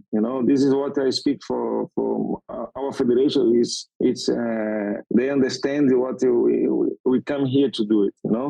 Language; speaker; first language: English; non-native, learner; Portuguese